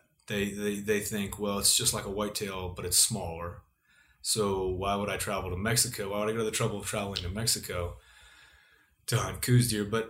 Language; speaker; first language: English; native; English